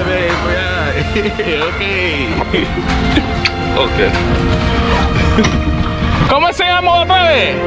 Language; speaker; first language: Spanish; non-native, learner; English